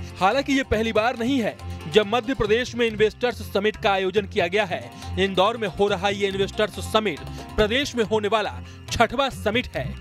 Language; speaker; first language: Hindi; native; Hindi